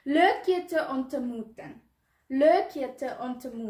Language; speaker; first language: Dutch; early bilingual, other home language; Tamil